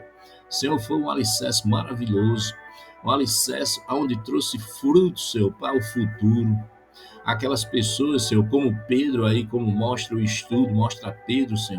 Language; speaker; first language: Portuguese; native; Portuguese